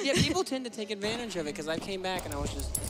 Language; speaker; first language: English; native; English